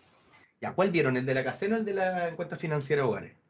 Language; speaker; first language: Spanish; native; Spanish